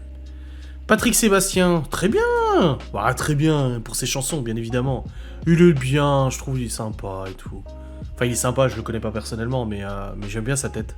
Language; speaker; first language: French; native; French